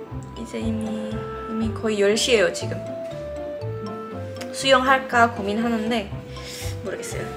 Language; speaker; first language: Korean; early bilingual, heritage; Indonesian